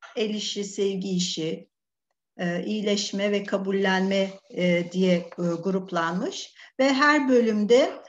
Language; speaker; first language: Turkish; native; Turkish